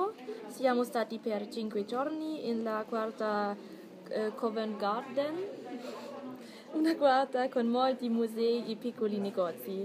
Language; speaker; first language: Italian; non-native, learner; German